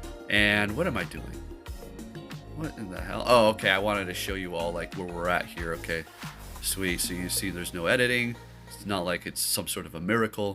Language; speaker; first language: English; native; English